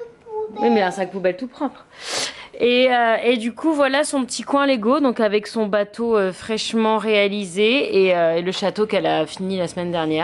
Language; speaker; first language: French; native; French